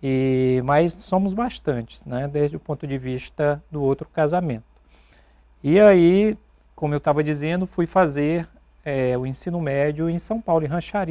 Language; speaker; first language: Portuguese; native; Portuguese